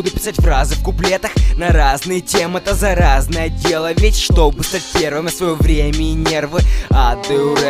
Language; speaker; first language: Russian; native; Russian